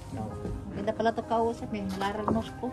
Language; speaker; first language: Norwegian; non-native, learner; Filipino